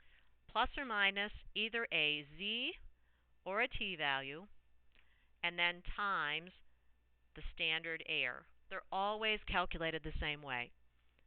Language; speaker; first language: English; native; English